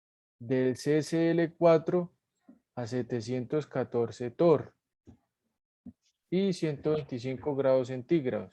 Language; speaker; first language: Spanish; native; Spanish